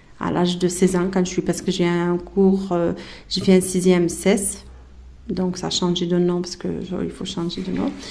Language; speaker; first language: French; early bilingual, other home language; Arabic